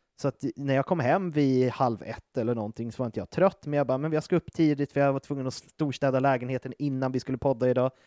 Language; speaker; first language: Swedish; native; Swedish